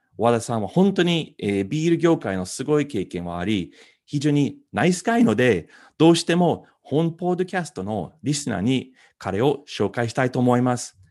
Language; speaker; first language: Japanese; non-native, fluent; English